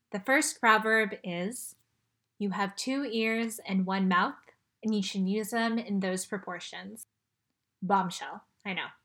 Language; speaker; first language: English; early bilingual, other home language; Chinese